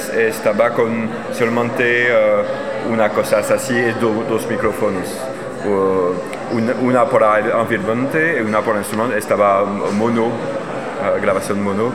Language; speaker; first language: Spanish; non-native, learner; French